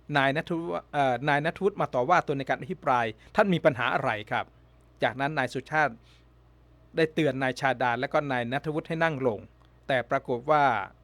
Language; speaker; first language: Thai; native; Thai